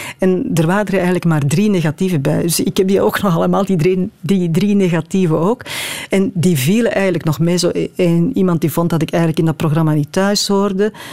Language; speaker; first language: Dutch; native; Dutch